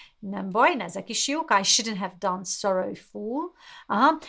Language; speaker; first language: English; non-native, fluent; Hungarian